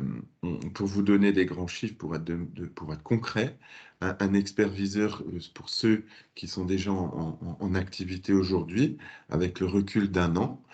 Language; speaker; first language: French; native; French